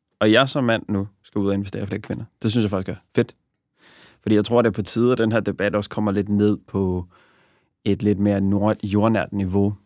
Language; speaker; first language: Danish; early bilingual, other home language; Bosnian